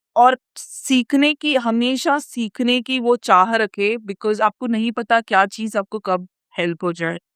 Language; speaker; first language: Hindi; non-native, local second language; Malayalam